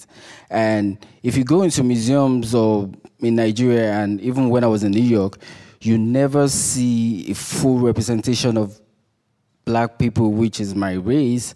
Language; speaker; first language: English; non-native, local second language; Yoruba